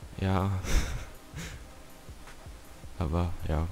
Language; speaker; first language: German; native; German